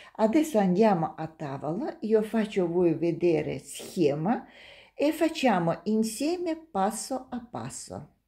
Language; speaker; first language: Italian; non-native, learner; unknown